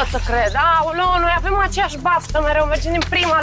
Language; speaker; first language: Romanian; native; Romanian